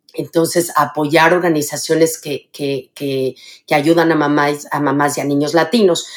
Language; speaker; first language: Spanish; native; Spanish